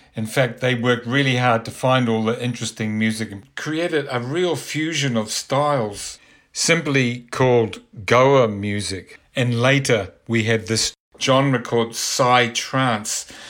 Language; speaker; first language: English; native; English